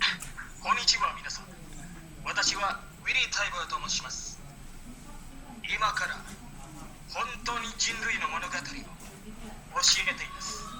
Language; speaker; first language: Japanese; non-native, learner; Indonesian